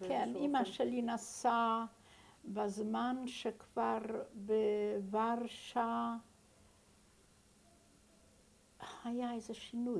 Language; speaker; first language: Hebrew; non-native, fluent; Yiddish